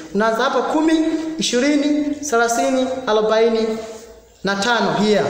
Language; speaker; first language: English; non-native, local second language; Swahili